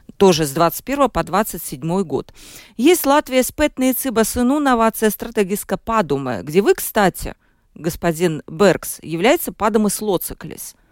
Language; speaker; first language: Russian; native; Russian